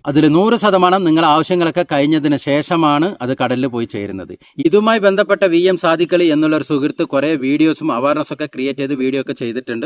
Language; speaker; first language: Malayalam; non-native, local second language; Tamil